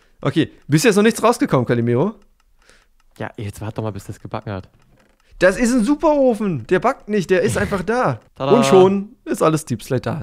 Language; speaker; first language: German; native; German